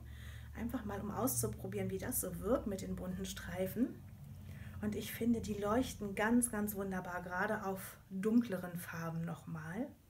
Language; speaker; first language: German; native; German